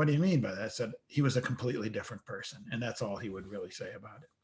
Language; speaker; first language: English; native; English